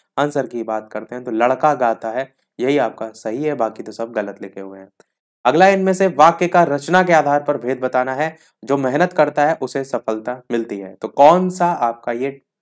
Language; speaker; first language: Hindi; native; Hindi